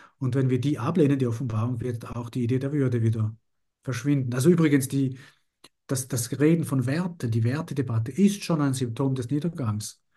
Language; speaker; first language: German; early bilingual, other home language; Spanish